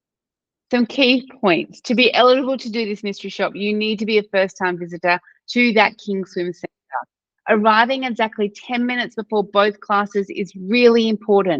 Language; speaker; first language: English; native; English